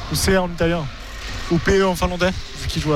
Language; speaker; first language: French; native; French